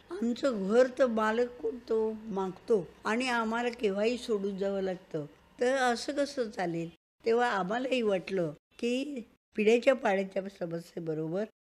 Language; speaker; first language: Marathi; native; Marathi